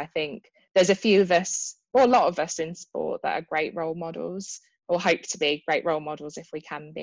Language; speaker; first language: English; native; English